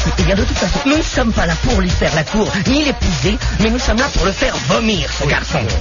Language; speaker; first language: French; native; French